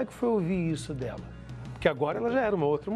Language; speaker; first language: Portuguese; native; Portuguese